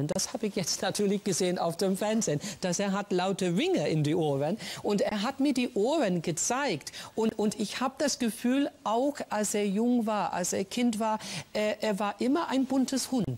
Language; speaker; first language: German; non-native, fluent; English